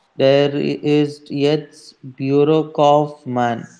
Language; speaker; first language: German; non-native, learner; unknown